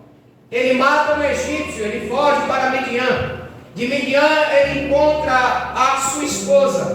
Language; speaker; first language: Portuguese; native; Portuguese